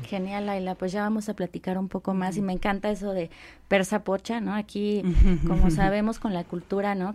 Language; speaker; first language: Spanish; native; Spanish